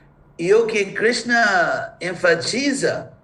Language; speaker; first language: Portuguese; non-native, fluent; English